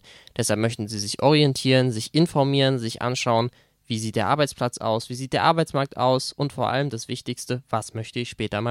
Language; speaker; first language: German; native; German